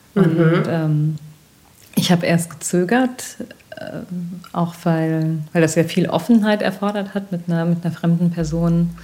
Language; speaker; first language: German; native; German